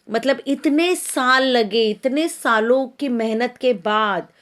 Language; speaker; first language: Hindi; non-native, local second language; Marathi